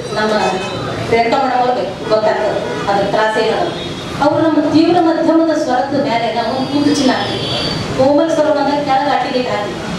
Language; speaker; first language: Kannada; native; Kannada